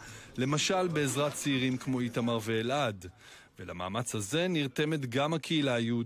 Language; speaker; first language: Hebrew; native; Hebrew